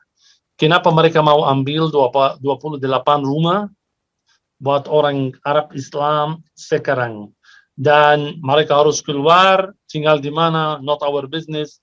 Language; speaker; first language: Indonesian; non-native, fluent; Arabic